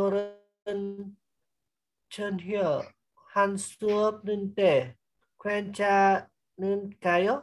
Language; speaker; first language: Korean; non-native, learner; Vietnamese